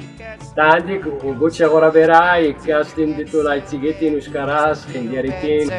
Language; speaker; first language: Basque; non-native, learner; Arabic